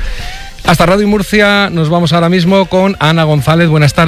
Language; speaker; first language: Spanish; native; Spanish